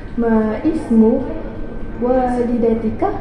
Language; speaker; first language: Arabic; non-native, learner; Malay